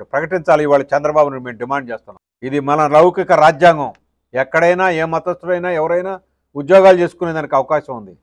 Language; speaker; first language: Telugu; native; Telugu